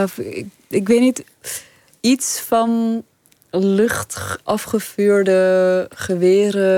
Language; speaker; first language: Dutch; early bilingual, other home language; Persian